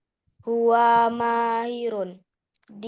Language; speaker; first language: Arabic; non-native, learner; Indonesian